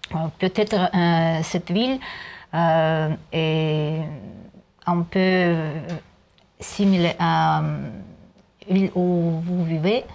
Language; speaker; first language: French; non-native, learner; Russian